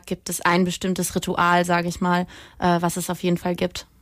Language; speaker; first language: German; native; German